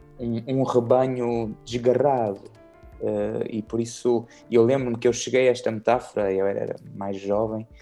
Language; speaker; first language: Portuguese; native; Portuguese